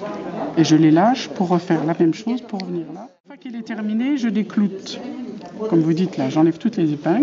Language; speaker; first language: French; native; French